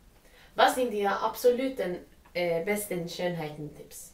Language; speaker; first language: German; non-native, learner; Swedish